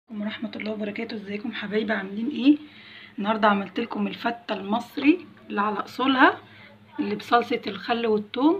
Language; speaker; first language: Arabic; native; Arabic